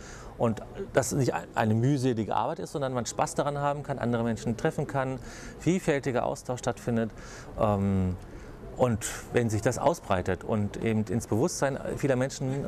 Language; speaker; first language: German; native; German